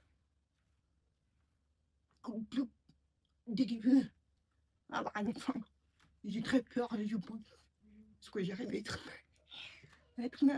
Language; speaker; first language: French; non-native, learner; Mongolian